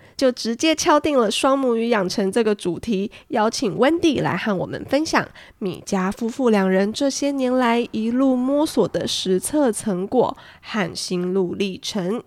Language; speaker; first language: Chinese; native; Chinese